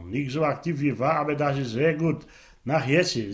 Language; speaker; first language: German; non-native, local second language; Polish